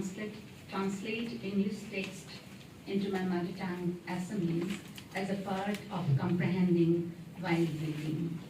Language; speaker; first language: English; non-native, local second language; Assamese